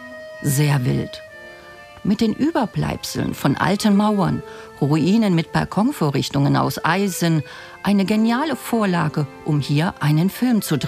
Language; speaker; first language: German; native; German